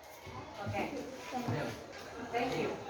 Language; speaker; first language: English; non-native, learner; Indonesian